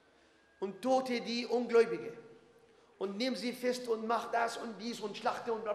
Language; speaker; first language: German; non-native, fluent; Arabic